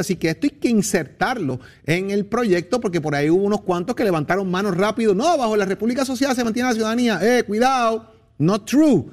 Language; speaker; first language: Spanish; native; Spanish